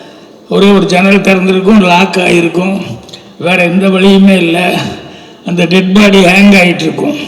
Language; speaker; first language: Tamil; native; Tamil